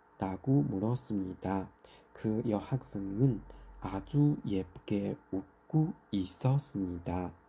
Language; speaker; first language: Korean; non-native, learner; Chinese